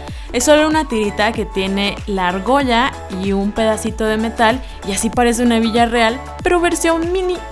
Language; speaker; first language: Spanish; native; Spanish